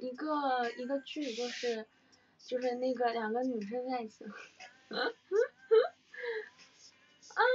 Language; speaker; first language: Chinese; native; Chinese